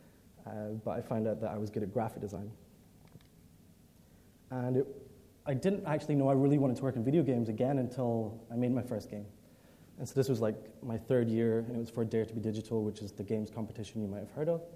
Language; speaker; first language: English; native; English